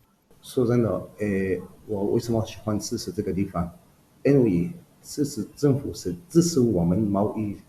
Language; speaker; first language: Chinese; non-native, fluent; Arabic